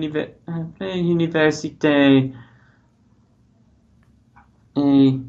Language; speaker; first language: French; non-native, learner; English